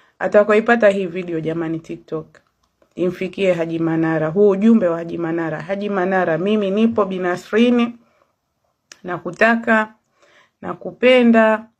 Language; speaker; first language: Swahili; native; Swahili